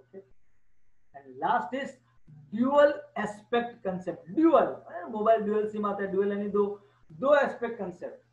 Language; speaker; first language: Hindi; non-native, local second language; Gujarati